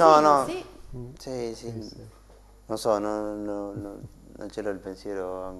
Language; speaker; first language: Italian; non-native, learner; Spanish